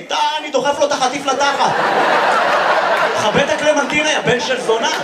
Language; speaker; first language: Hebrew; native; Hebrew